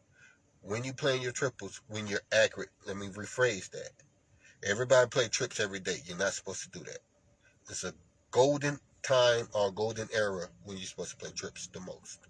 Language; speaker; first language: English; native; English